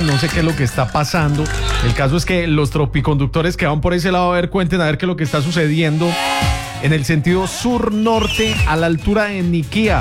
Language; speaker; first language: Spanish; native; Spanish